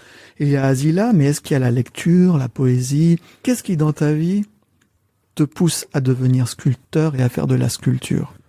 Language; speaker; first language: French; native; French